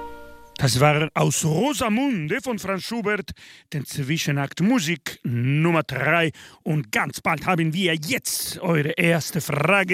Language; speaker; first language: German; non-native, fluent; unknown